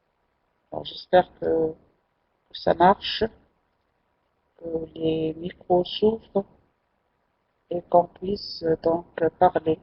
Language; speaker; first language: French; non-native, local second language; Arabic